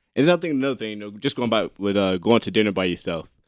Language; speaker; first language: English; native; English